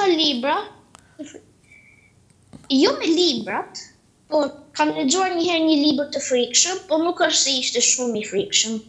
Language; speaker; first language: Albanian; early bilingual, heritage; Albanian